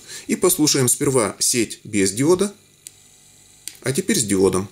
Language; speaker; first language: Russian; native; Russian